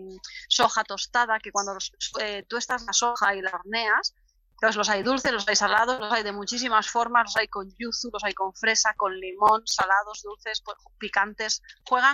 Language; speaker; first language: Spanish; native; Spanish